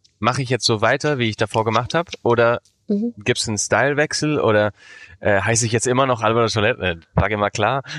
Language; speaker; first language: German; early bilingual, heritage; German